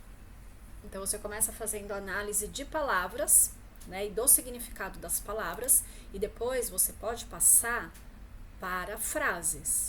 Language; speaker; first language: Portuguese; native; Portuguese